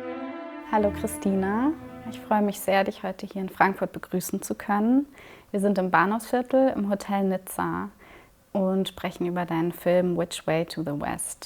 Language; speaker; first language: German; native; German